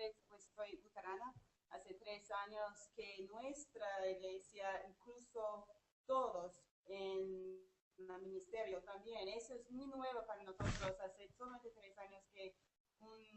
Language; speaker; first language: Spanish; non-native, learner; English